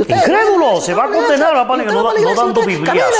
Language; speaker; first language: Spanish; native; Spanish